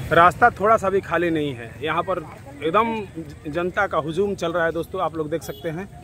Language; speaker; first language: Hindi; native; Hindi